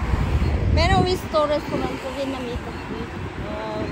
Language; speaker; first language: Italian; non-native, learner; Vietnamese